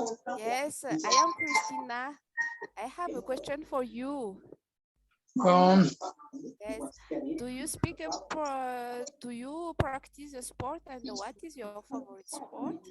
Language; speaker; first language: English; non-native, learner; Malagasy